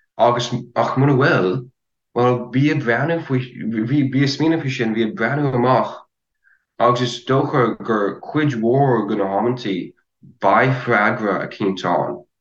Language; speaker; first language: Irish; non-native, fluent; English